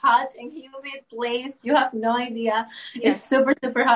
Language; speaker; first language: English; non-native, fluent; Spanish